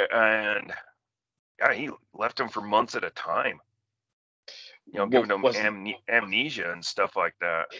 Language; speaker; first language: English; native; English